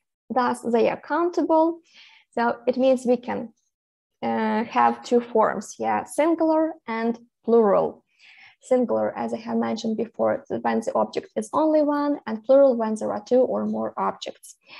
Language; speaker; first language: English; non-native, fluent; Ukrainian